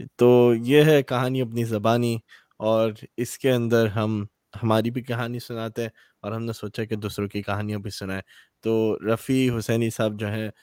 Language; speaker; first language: Urdu; native; Urdu